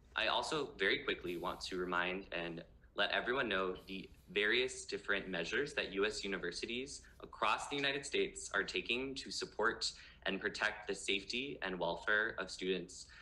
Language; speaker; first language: English; native; English